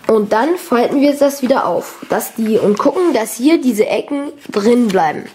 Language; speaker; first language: German; native; German